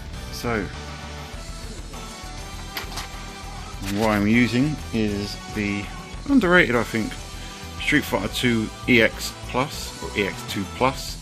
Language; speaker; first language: English; native; English